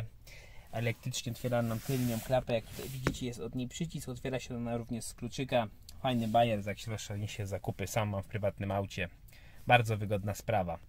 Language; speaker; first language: Polish; native; Polish